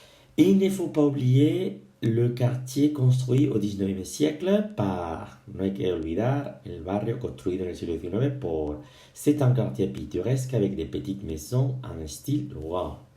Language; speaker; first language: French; non-native, fluent; Spanish